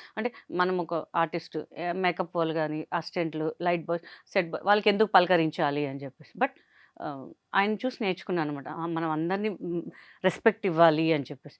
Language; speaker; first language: Telugu; non-native, local second language; Hindi